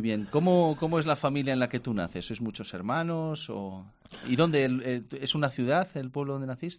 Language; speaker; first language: Spanish; native; Spanish